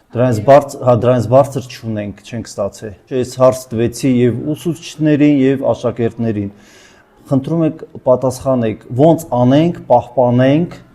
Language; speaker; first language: Armenian; non-native, local second language; Assyrian Neo-Aramaic